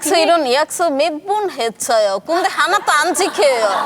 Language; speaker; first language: Korean; non-native, local second language; Bangla